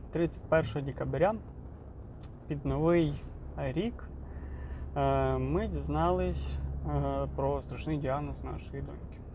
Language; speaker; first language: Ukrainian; non-native, local second language; Russian